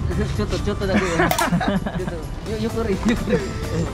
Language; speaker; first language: Japanese; non-native, learner; Cebuano